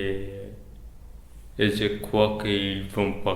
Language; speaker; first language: French; non-native, learner; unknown